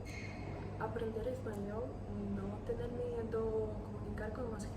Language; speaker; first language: Spanish; non-native, learner; Ukrainian